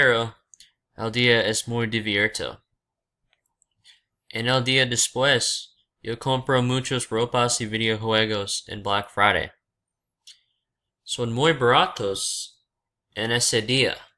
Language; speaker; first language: Spanish; non-native, learner; English